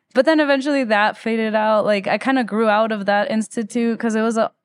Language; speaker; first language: English; early bilingual, other home language; Spanish